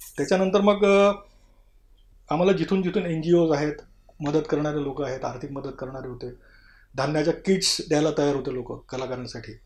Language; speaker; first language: Marathi; native; Marathi